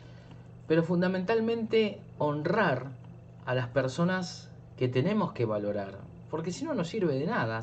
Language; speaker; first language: Spanish; native; Spanish